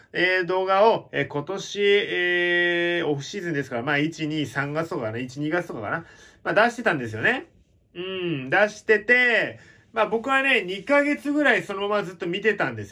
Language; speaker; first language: Japanese; native; Japanese